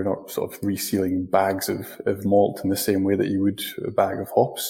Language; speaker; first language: English; native; English